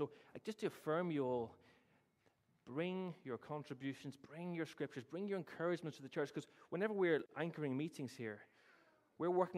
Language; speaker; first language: English; native; English